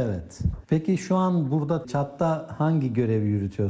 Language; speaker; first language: Turkish; native; Turkish